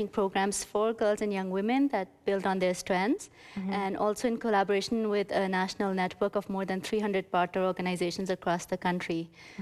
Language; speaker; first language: English; non-native, local second language; Urdu